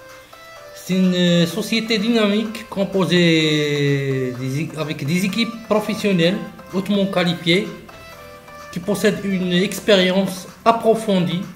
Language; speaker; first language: French; non-native, local second language; Arabic